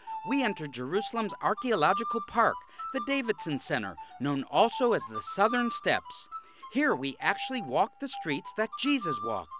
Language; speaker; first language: English; native; English